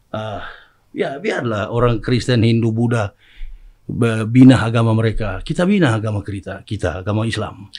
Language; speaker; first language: Indonesian; native; Indonesian